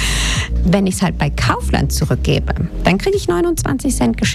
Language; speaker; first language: German; native; German